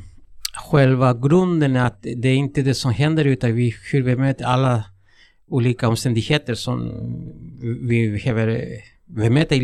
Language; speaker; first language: Swedish; non-native, fluent; Spanish